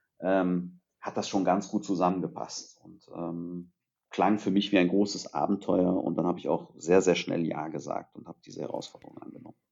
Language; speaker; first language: German; early bilingual, other home language; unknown